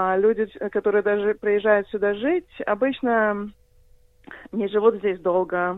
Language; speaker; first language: Russian; early bilingual, heritage; Russian